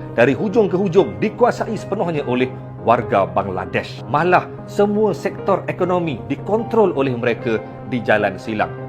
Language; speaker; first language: Malay; native; Malay